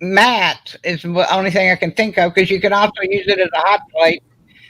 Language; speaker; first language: English; native; English